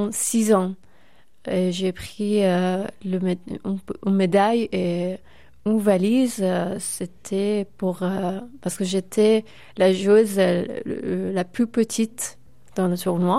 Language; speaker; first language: French; non-native, fluent; Persian